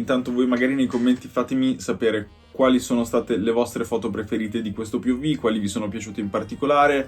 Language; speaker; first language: Italian; native; Italian